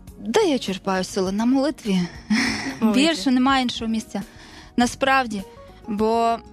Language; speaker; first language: Ukrainian; native; Ukrainian